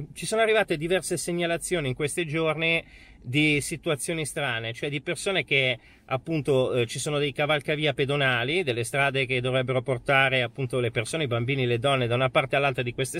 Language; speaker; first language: Italian; native; Italian